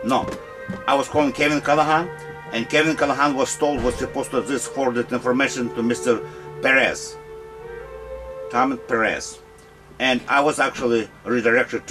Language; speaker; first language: English; non-native, learner; Russian